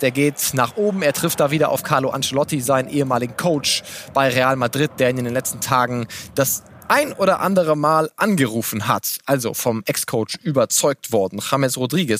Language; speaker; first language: German; native; German